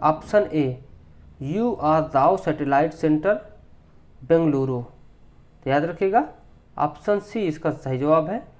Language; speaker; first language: Hindi; native; Hindi